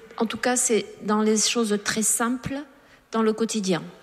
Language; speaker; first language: French; native; French